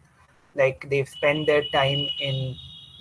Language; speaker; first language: English; non-native, local second language; Bangla